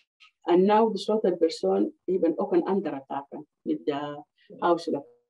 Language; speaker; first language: Dutch; non-native, fluent; Arabic